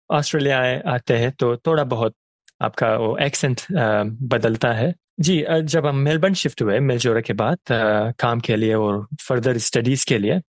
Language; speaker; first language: Urdu; non-native, fluent; Persian